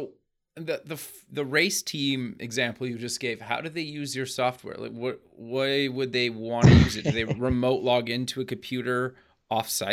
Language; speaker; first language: English; native; English